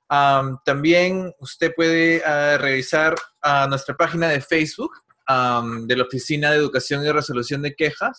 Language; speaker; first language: Spanish; non-native, fluent; English